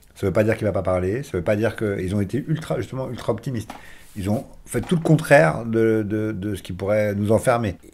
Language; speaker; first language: French; native; French